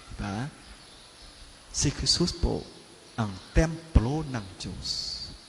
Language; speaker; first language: Filipino; non-native, learner; Vietnamese